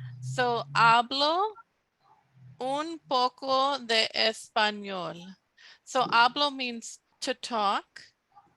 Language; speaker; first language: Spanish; non-native, fluent; English